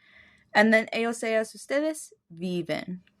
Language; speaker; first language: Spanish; non-native, fluent; English